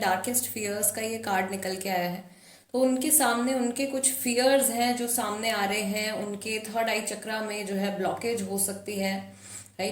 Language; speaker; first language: Hindi; native; Hindi